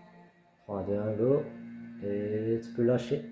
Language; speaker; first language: French; native; French